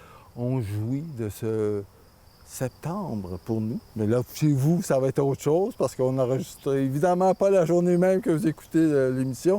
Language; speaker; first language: French; native; French